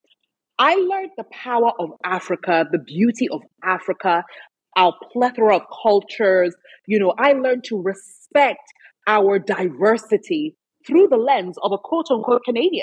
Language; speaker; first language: English; non-native, local second language; Akan